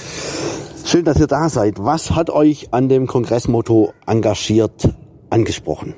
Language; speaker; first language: German; native; German